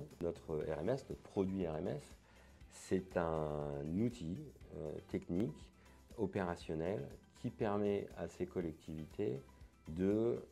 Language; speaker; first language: French; native; French